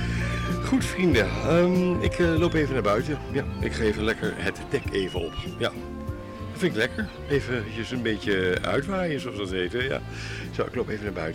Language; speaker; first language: Dutch; native; Dutch